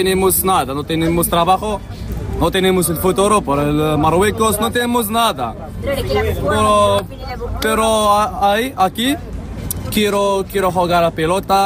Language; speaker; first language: Spanish; non-native, learner; Arabic